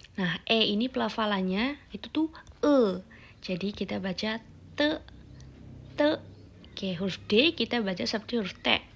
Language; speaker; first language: Indonesian; native; Indonesian